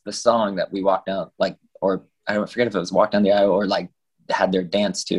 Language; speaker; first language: English; native; English